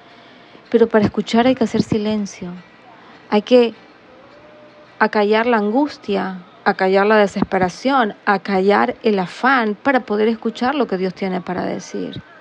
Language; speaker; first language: Spanish; native; Spanish